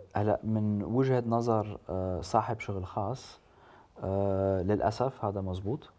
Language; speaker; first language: Arabic; early bilingual, heritage; German